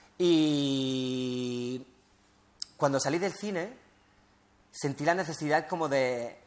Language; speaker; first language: Spanish; early bilingual, other home language; Riffian